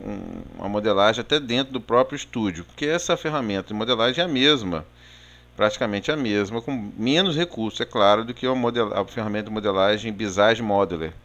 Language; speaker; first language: Portuguese; native; Portuguese